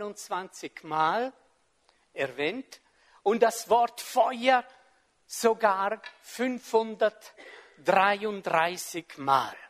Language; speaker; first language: German; non-native, fluent; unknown